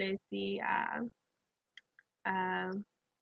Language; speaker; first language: French; non-native, learner; English